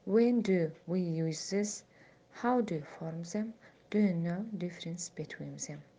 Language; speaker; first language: English; non-native, fluent; Kazakh